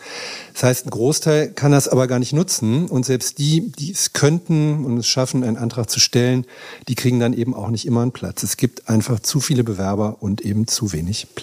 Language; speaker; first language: German; native; German